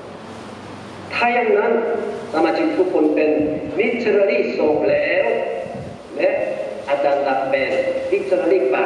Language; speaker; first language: Thai; non-native, fluent; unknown